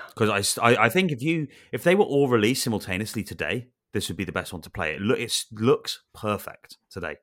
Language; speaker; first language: English; native; English